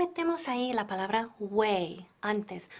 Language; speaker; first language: Spanish; non-native, fluent; English